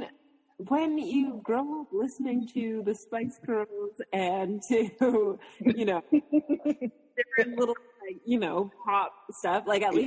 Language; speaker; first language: English; native; English